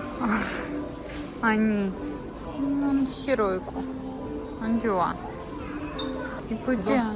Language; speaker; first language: Korean; non-native, learner; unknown